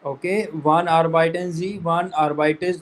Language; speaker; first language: German; non-native, fluent; Hindi